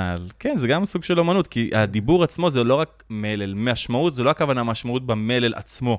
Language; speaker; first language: Hebrew; native; Hebrew